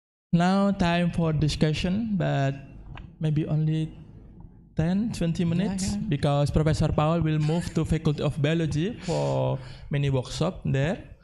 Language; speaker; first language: English; non-native, fluent; Indonesian